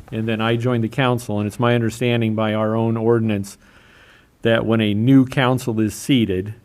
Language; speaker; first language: English; native; English